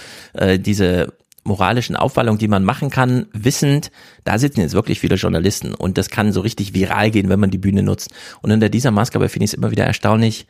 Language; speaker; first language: German; native; German